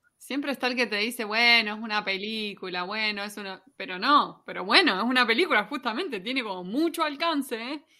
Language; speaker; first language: Spanish; native; Spanish